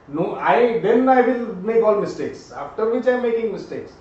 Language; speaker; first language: English; non-native, local second language; Gujarati